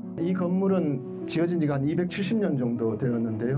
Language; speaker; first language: Korean; native; Korean